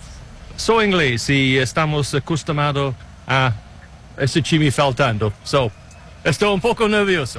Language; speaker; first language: Portuguese; non-native, learner; English